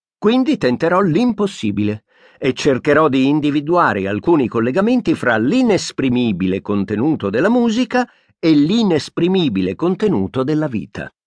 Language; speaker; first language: Italian; native; Italian